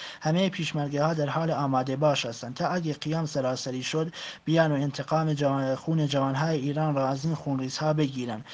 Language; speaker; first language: Persian; non-native, local second language; Kurdish